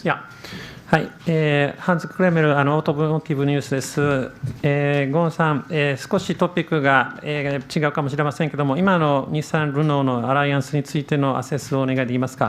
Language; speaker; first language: Japanese; non-native, fluent; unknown